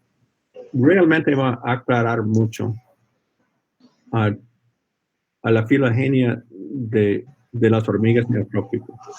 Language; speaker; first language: Spanish; non-native, fluent; English